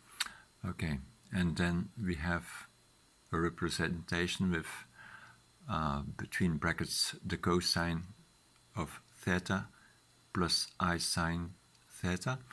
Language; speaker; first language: English; non-native, fluent; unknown